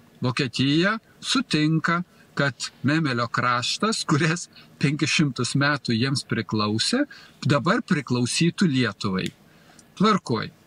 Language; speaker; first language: Lithuanian; native; Lithuanian